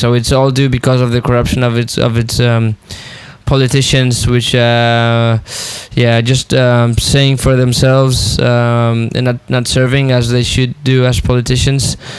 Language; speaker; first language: English; non-native, fluent; Spanish